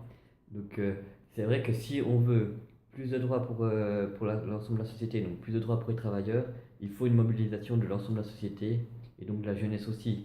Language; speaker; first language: French; native; French